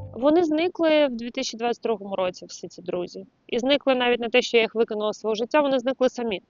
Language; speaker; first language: Ukrainian; non-native, local second language; Russian